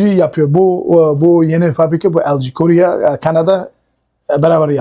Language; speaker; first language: Turkish; non-native, learner; Uyghur